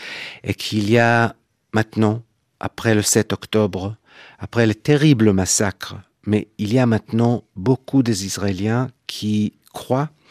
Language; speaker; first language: French; non-native, fluent; Hebrew